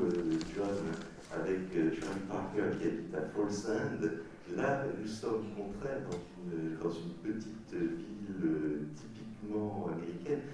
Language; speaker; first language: French; native; French